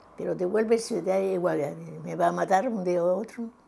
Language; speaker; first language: Spanish; native; Spanish